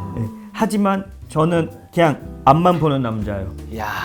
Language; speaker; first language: Korean; non-native, fluent; Urdu